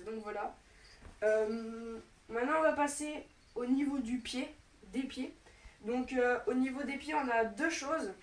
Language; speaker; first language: French; native; French